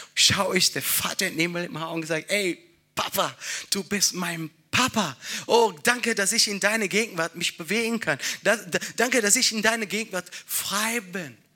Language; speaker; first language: German; non-native, fluent; Italian